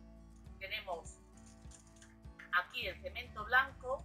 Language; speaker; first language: Spanish; native; Spanish